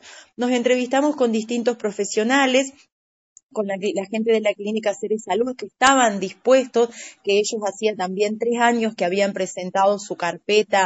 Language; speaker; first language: Spanish; native; Spanish